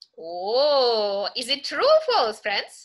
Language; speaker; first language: English; non-native, fluent; Russian